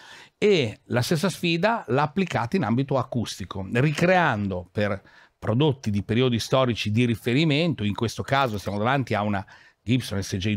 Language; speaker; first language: Italian; native; Italian